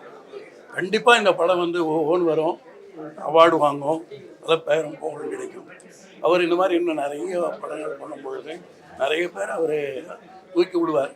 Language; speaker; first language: Tamil; native; Tamil